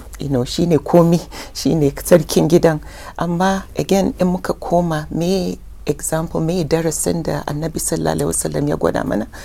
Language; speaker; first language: Hausa; non-native, local second language; English